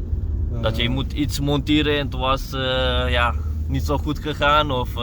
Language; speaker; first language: Dutch; non-native, learner; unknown